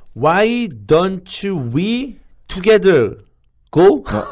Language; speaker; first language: English; non-native, learner; Korean